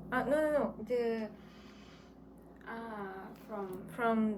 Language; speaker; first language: English; non-native, learner; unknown